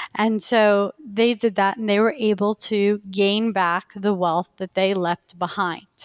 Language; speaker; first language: English; early bilingual, other home language; Persian